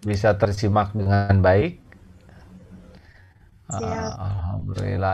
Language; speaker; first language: Indonesian; native; Indonesian